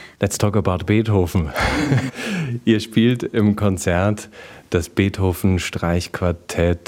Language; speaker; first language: German; native; German